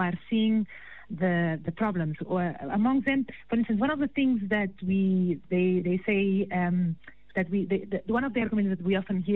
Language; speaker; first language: English; non-native, fluent; Spanish